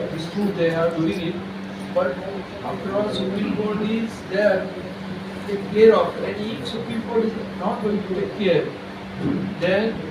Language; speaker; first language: English; non-native, local second language; Marathi